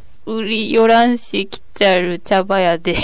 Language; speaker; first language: Korean; non-native, learner; Japanese